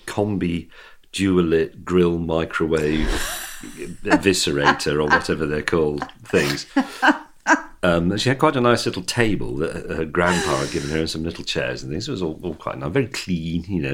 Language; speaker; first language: English; native; English